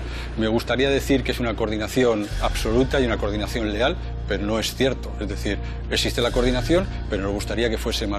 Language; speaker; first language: Spanish; native; Spanish